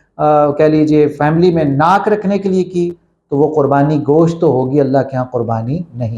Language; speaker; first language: Urdu; native; Urdu